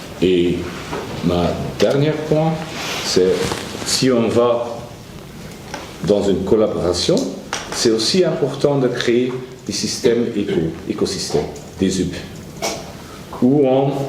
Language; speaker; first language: French; non-native, learner; Dutch